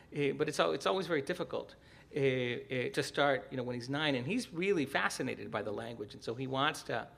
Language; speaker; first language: English; early bilingual, other home language; Spanish